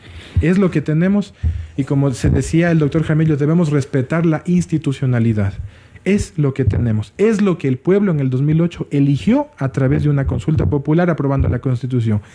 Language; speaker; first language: Spanish; native; Spanish